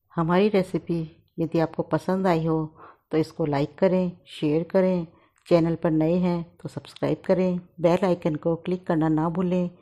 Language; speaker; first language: Hindi; native; Hindi